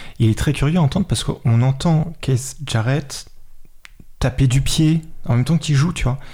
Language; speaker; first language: French; native; French